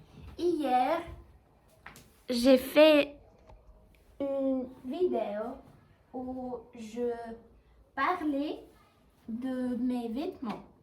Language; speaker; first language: French; non-native, learner; Russian